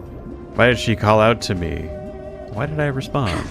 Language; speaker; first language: English; native; English